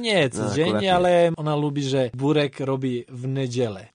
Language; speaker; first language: Polish; non-native, learner; Croatian